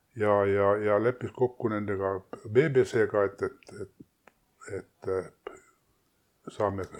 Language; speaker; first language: Estonian; non-native, fluent; Swedish